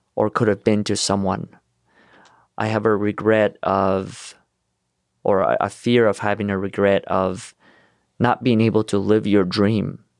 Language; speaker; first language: English; non-native, fluent; Russian